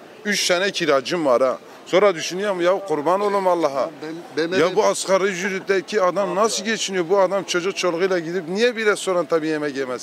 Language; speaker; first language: Turkish; native; Turkish